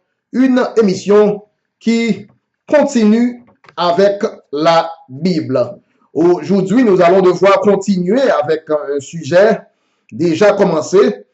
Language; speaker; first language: French; non-native, local second language; Haitian Creole